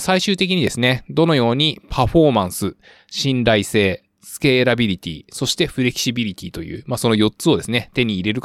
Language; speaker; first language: Japanese; native; Japanese